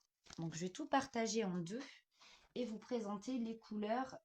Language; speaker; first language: French; native; French